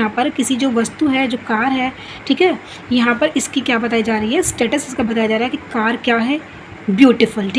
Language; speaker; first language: Hindi; native; Hindi